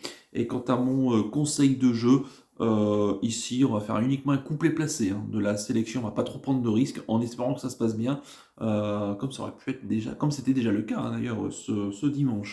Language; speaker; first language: French; native; French